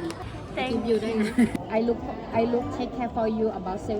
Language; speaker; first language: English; non-native, learner; Chinese